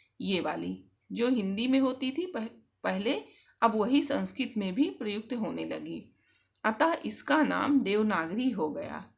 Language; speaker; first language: Hindi; native; Hindi